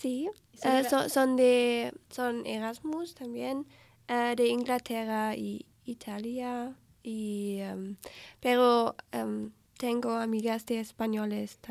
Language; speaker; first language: Spanish; non-native, learner; German